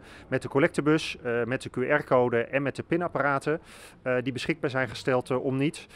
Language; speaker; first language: Dutch; native; Dutch